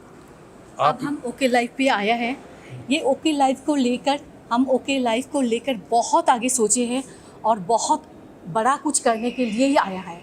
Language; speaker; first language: Hindi; non-native, local second language; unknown